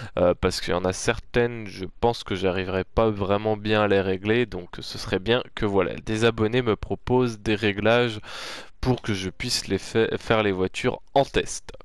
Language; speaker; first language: French; native; French